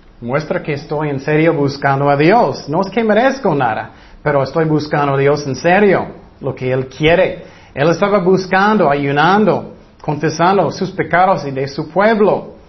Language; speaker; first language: Spanish; non-native, fluent; English